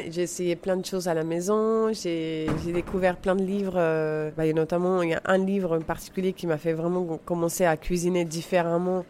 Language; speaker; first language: French; non-native, fluent; Spanish